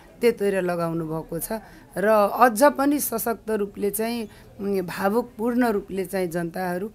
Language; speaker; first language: Nepali; non-native, local second language; Maithili